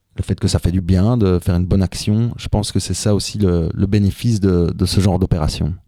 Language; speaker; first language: French; native; French